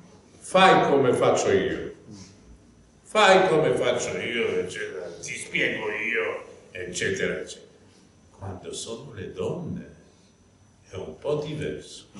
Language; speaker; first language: Italian; non-native, fluent; Polish